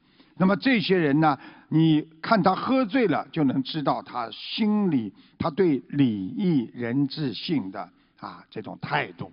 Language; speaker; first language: Chinese; native; Chinese